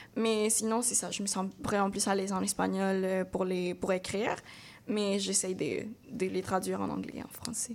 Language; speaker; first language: French; non-native, fluent; Spanish